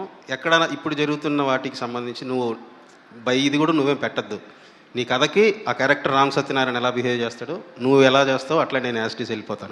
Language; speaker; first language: Telugu; native; Telugu